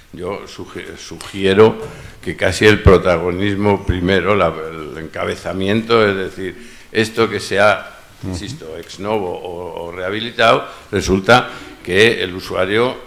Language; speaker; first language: Spanish; native; Spanish